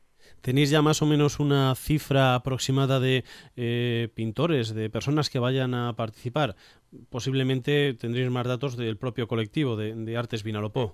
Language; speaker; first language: Spanish; native; Spanish